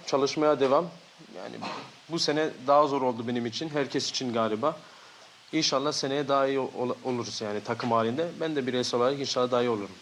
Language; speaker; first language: Turkish; early bilingual, heritage; Turkish